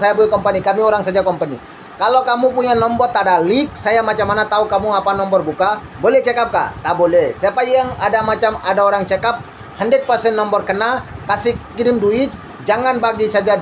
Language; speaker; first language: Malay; non-native, learner; Bangla